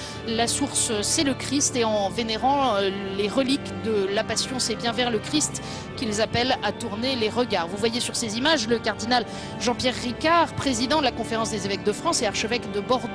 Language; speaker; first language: French; native; French